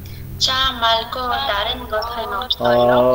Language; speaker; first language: Korean; non-native, learner; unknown